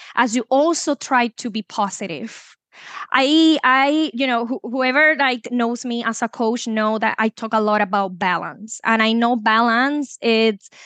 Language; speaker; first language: English; non-native, fluent; Spanish